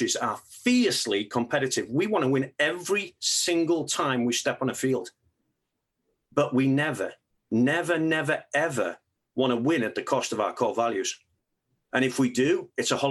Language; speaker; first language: English; native; English